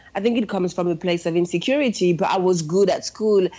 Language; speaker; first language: English; non-native, fluent; French